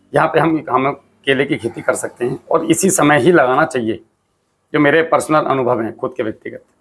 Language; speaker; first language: Hindi; native; Hindi